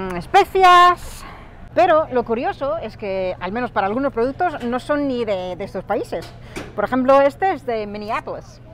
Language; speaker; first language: Spanish; non-native, fluent; English